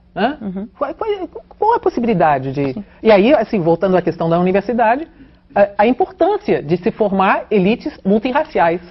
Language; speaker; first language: Portuguese; non-native, fluent; English